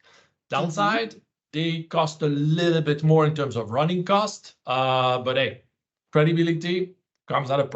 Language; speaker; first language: English; non-native, fluent; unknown